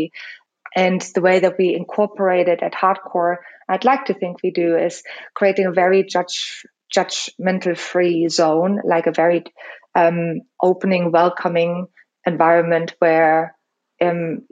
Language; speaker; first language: English; non-native, fluent; German